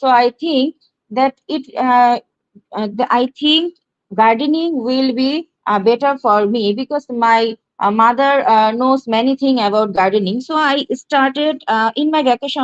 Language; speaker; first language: English; non-native, learner; Bangla